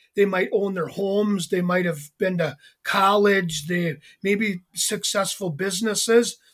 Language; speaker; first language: English; native; English